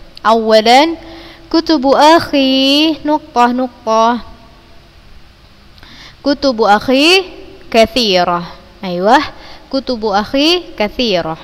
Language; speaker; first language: Arabic; non-native, fluent; Indonesian